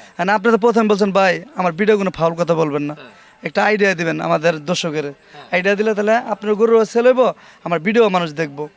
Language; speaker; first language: Bangla; native; Bangla